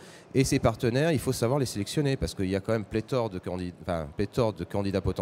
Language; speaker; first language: French; native; French